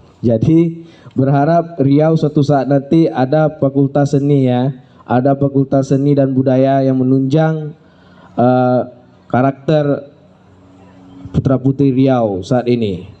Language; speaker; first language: Indonesian; native; Indonesian